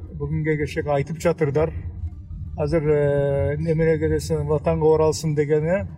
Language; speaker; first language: Kazakh; early bilingual, heritage; Kazakh